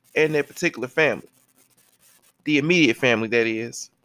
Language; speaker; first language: English; native; English